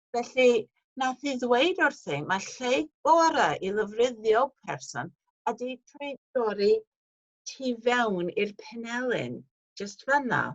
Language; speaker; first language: Welsh; non-native, fluent; English